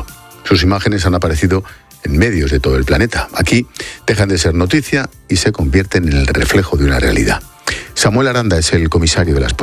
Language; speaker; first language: Spanish; native; Spanish